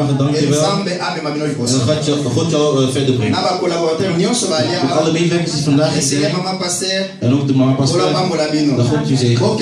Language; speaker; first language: Dutch; non-native, learner; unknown